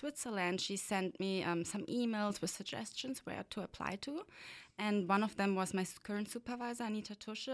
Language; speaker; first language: English; non-native, fluent; German